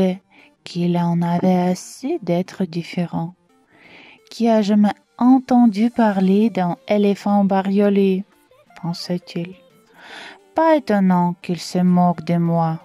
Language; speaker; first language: French; non-native, fluent; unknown